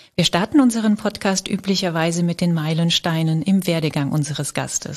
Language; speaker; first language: German; native; German